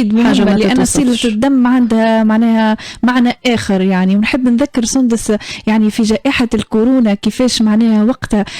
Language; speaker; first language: Arabic; native; Arabic